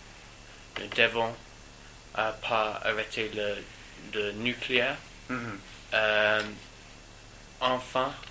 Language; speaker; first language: French; non-native, learner; English